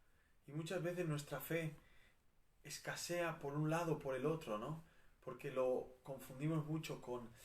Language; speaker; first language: Spanish; native; Spanish